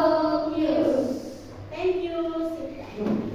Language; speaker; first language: English; non-native, learner; Indonesian